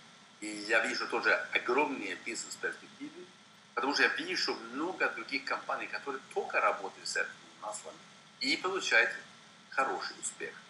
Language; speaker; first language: Russian; non-native, fluent; Swedish